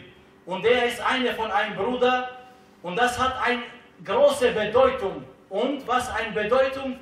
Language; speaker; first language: German; non-native, learner; Albanian